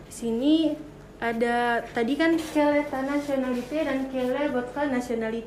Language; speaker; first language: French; non-native, learner; Indonesian